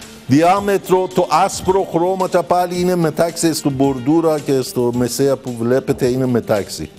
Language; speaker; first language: Greek; non-native, learner; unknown